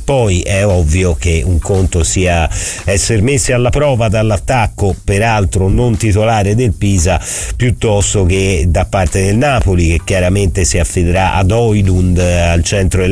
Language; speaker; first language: Italian; native; Italian